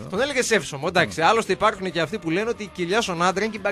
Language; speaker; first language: Greek; native; Greek